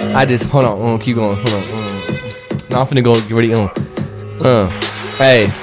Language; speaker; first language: English; native; English